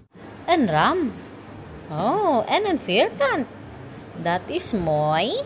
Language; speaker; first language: Dutch; non-native, learner; Filipino